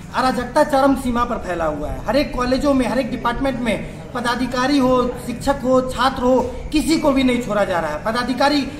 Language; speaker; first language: Hindi; native; Hindi